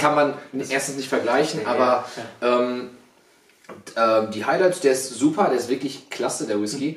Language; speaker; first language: German; native; German